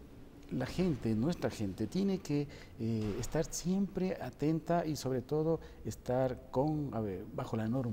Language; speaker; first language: Spanish; native; Spanish